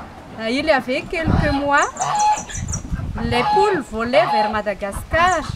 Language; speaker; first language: French; non-native, local second language; Malagasy